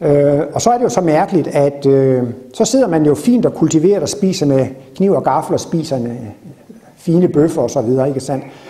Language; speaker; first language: Danish; native; Danish